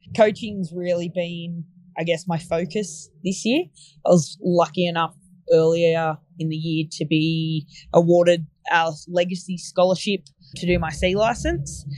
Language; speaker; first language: English; native; English